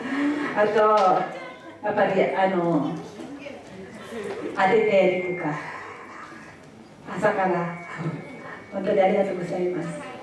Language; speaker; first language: Japanese; non-native, fluent; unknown